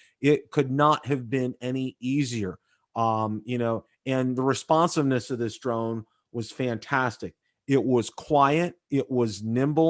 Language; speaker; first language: English; native; English